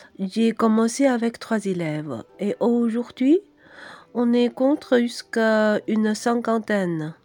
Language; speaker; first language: French; non-native, fluent; Chinese